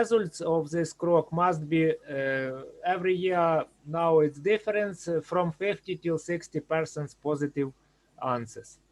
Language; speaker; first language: English; non-native, learner; Ukrainian